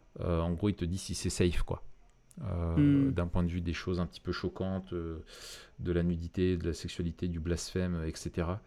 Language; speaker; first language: French; native; French